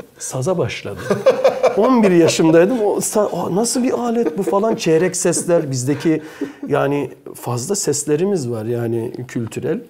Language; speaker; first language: Turkish; early bilingual, heritage; Turkish